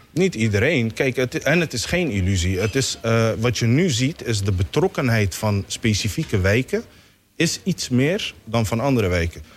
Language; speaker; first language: Dutch; non-native, fluent; Somali